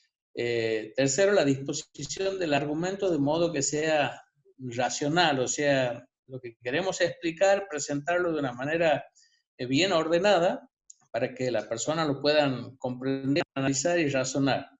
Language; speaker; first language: Spanish; native; Spanish